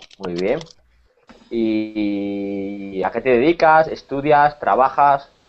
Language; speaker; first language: Spanish; native; Spanish